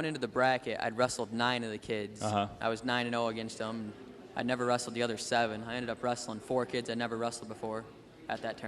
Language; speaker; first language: English; native; English